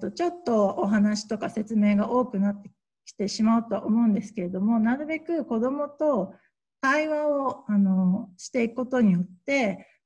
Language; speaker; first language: Japanese; native; Japanese